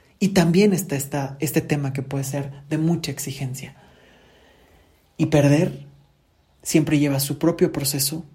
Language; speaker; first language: Spanish; native; Spanish